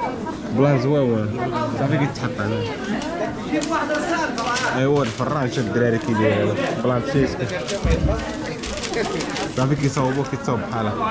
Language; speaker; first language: Arabic; native; Arabic